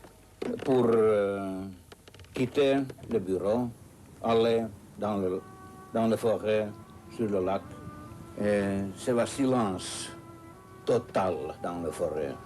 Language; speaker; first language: French; non-native, fluent; Finnish